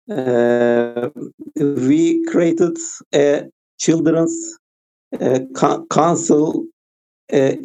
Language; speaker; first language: English; non-native, learner; Turkish